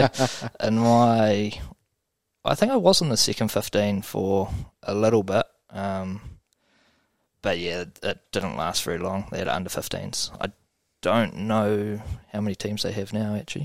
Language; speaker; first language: English; native; English